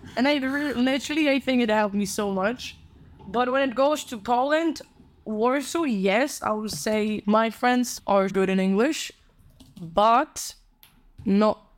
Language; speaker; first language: English; non-native, fluent; Polish